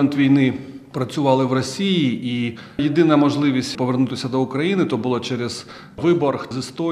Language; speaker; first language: Ukrainian; non-native, local second language; Russian